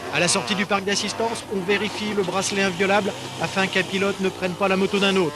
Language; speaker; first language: French; native; French